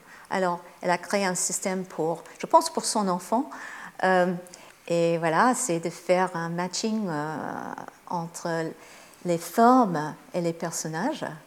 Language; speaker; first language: French; non-native, fluent; English